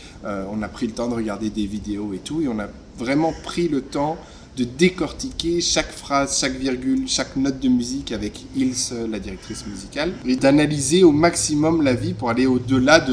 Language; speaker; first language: French; native; French